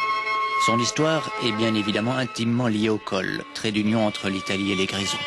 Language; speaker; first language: French; native; French